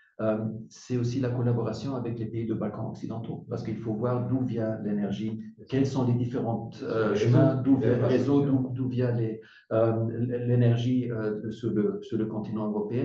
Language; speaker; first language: French; non-native, fluent; German